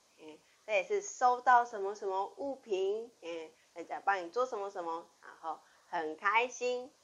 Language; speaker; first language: Chinese; non-native, fluent; Japanese